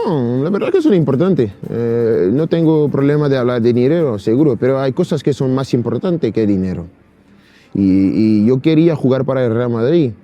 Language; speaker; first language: Spanish; non-native, fluent; French